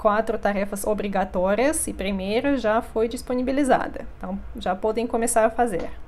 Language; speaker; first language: Portuguese; non-native, fluent; Russian